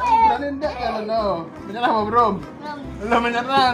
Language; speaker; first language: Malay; non-native, local second language; Javanese